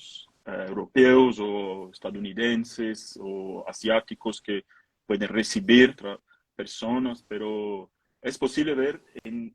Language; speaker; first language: Spanish; non-native, fluent; Portuguese